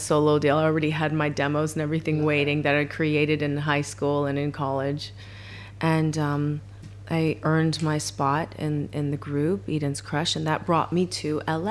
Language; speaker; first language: English; native; English